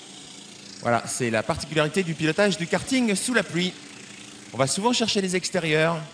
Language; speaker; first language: French; native; French